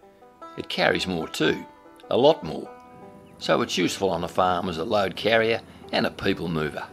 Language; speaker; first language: English; native; English